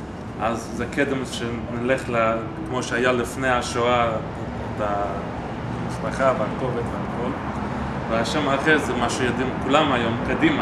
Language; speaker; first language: Hebrew; non-native, fluent; English